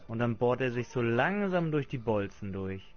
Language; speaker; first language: German; native; German